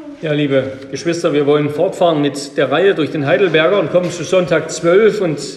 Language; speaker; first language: German; native; German